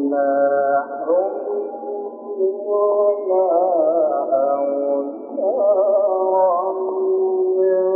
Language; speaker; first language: Arabic; native; Arabic